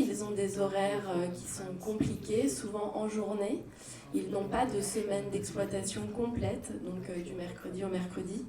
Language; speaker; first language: French; native; French